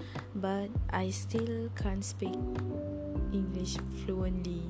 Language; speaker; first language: English; non-native, learner; Malay